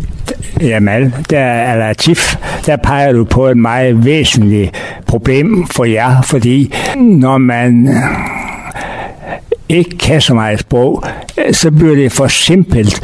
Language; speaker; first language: Danish; native; Danish